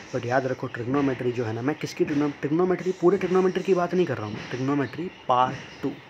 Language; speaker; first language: Hindi; non-native, local second language; Marathi